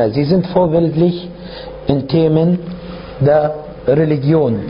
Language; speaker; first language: German; non-native, fluent; Arabic